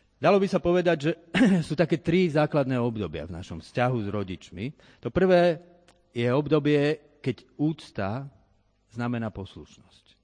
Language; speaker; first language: Slovak; native; Slovak